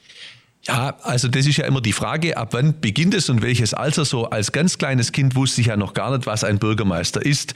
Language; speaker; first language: German; native; German